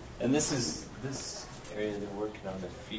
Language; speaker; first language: English; native; English